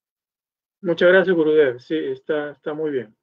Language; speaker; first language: Spanish; native; Spanish